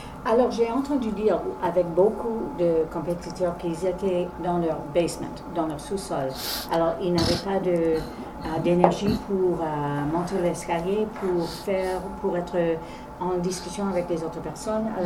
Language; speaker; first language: French; non-native, learner; English